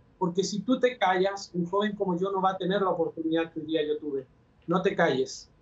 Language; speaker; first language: Spanish; native; Spanish